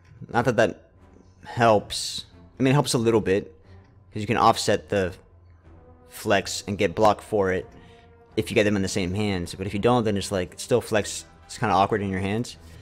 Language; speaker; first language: English; early bilingual, other home language; Spanish